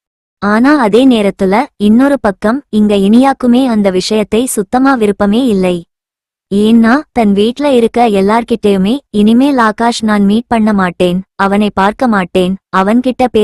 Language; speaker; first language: Tamil; native; Tamil